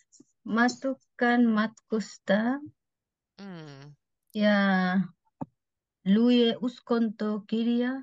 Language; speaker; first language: Finnish; non-native, learner; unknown